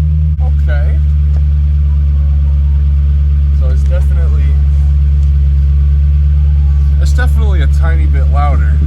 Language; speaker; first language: English; native; English